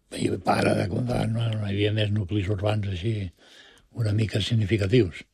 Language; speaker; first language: Catalan; early bilingual, other home language; Spanish